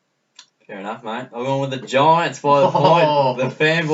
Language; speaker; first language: English; native; English